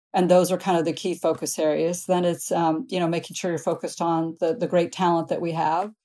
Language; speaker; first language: English; native; English